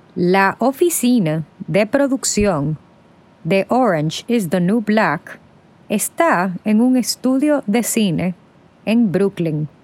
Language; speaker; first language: Spanish; native; Spanish